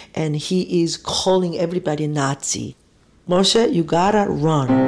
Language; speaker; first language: English; non-native, fluent; Korean